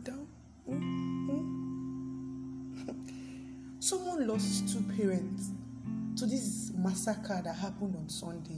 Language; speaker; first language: English; non-native, local second language; Yoruba